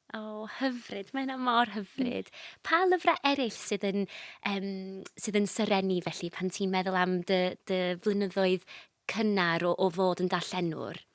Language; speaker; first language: Welsh; native; Welsh